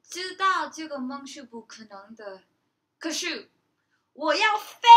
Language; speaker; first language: Chinese; non-native, learner; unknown